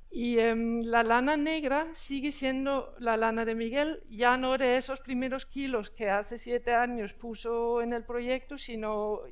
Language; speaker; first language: Spanish; non-native, fluent; Danish